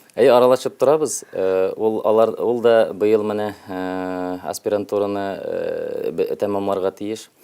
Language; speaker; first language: Tatar; early bilingual, heritage; Tatar